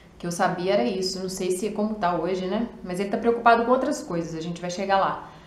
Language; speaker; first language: Portuguese; native; Portuguese